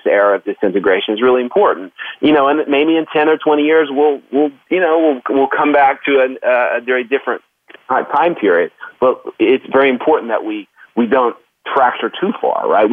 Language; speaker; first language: English; native; English